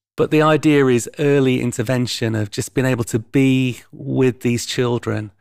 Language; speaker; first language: English; native; English